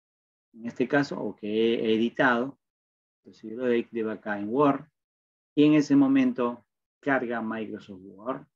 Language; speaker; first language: Spanish; native; Spanish